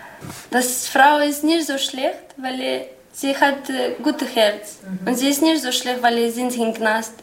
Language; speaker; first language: German; non-native, learner; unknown